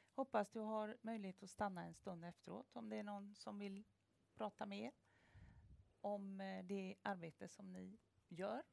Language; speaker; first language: Swedish; native; Swedish